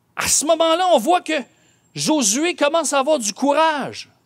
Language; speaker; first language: French; native; French